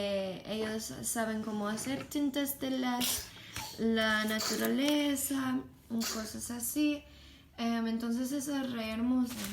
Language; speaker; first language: Spanish; non-native, learner; English